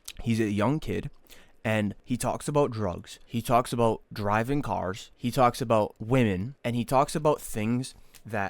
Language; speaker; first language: English; native; English